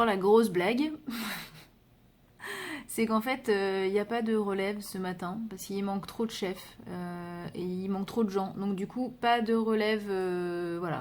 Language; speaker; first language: French; native; French